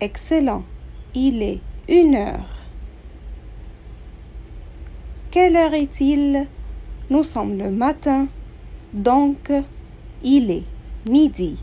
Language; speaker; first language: French; non-native, fluent; Arabic